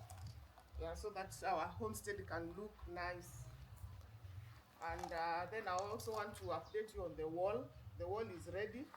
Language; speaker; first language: English; non-native, local second language; Swahili